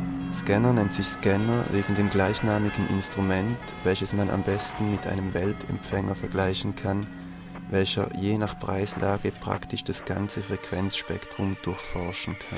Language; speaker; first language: German; native; German